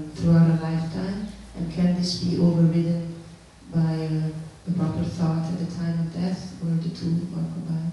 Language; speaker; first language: English; non-native, fluent; Hungarian